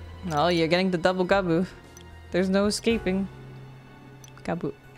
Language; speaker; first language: English; non-native, fluent; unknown